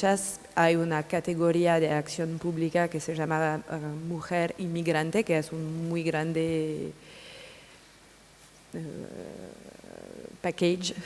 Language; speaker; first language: Spanish; non-native, learner; French